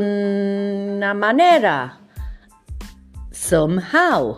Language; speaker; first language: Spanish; non-native, fluent; English